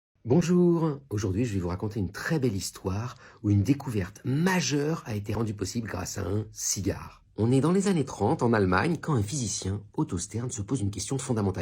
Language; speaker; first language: French; native; French